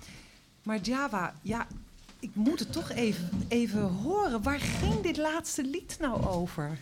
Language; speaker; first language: Dutch; native; Dutch